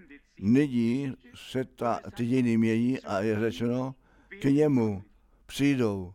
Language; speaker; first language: Czech; non-native, fluent; German